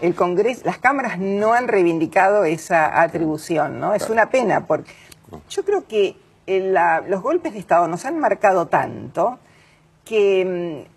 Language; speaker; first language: Spanish; native; Spanish